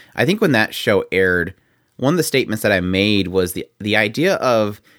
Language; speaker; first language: English; native; English